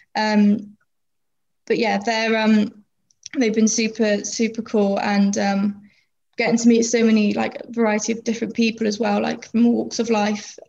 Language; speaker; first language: English; native; English